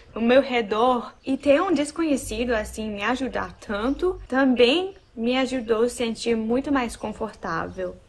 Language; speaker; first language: Portuguese; non-native, fluent; English